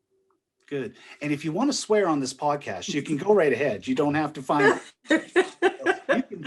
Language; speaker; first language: English; native; English